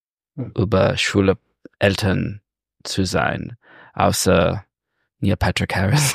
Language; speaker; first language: German; non-native, learner; English